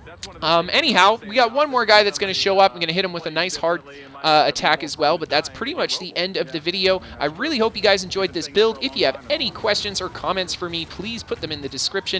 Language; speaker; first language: English; native; English